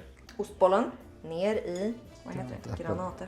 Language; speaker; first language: Swedish; native; Swedish